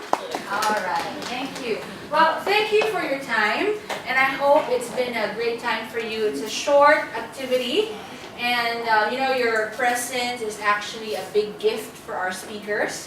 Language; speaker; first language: English; non-native, fluent; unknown